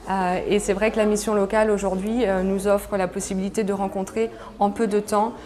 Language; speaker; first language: French; native; French